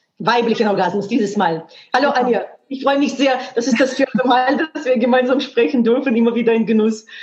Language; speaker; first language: German; non-native, fluent; Russian